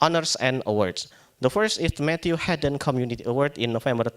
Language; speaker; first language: English; non-native, fluent; Indonesian